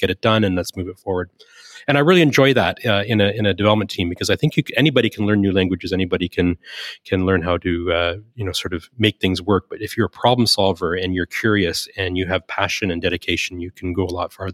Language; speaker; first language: English; native; English